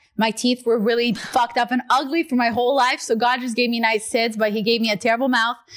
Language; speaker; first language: English; non-native, fluent; Russian